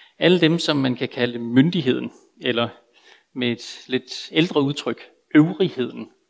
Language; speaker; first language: Danish; native; Danish